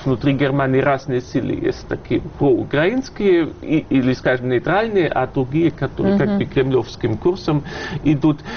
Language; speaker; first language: Russian; non-native, fluent; German